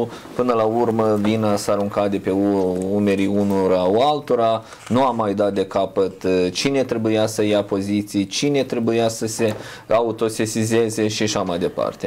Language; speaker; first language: Romanian; native; Romanian